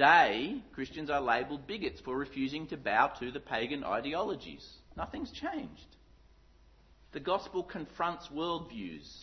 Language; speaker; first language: English; native; English